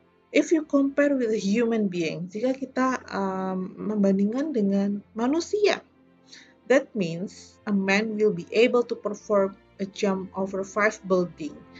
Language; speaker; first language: English; non-native, fluent; Indonesian